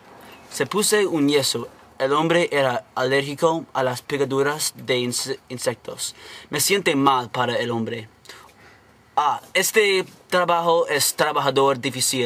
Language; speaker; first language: Spanish; non-native, learner; English